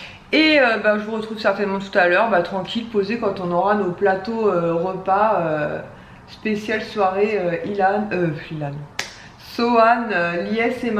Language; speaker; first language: French; native; French